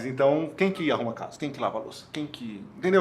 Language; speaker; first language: Portuguese; native; Portuguese